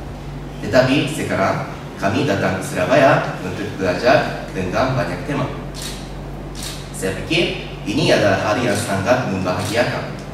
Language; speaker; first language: Indonesian; non-native, learner; Japanese